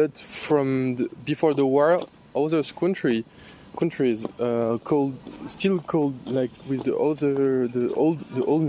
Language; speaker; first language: English; non-native, learner; French